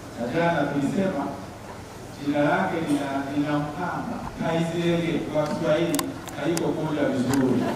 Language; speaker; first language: Swahili; native; Swahili